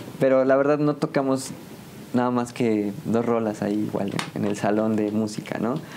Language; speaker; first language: Spanish; native; Spanish